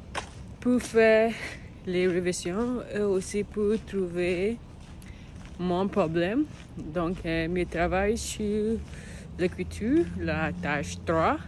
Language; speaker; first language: French; non-native, learner; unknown